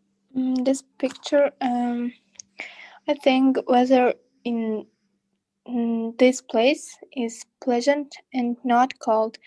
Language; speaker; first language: English; non-native, learner; Russian